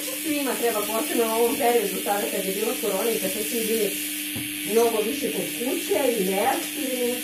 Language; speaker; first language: Serbian; native; Serbian